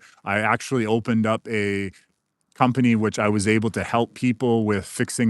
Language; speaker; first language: English; native; English